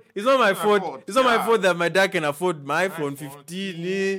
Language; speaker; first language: English; native; English